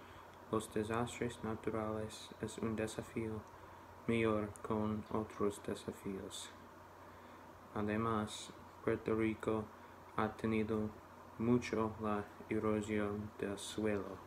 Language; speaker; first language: Spanish; non-native, learner; English